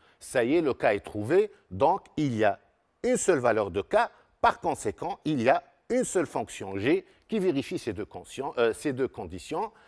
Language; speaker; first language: French; non-native, local second language; Arabic